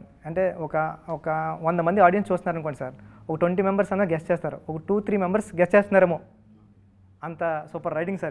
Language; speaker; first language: Telugu; native; Telugu